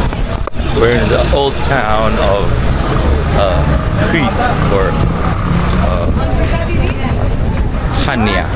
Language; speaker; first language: English; non-native, fluent; Indonesian